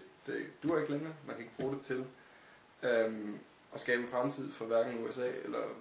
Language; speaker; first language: Danish; native; Danish